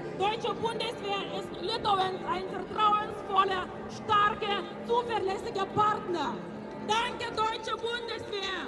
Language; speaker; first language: German; non-native, fluent; Lithuanian